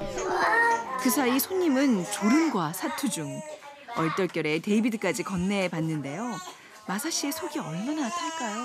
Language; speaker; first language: Korean; native; Korean